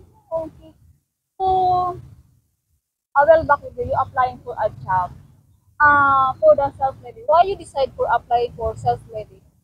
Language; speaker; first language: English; non-native, learner; Cebuano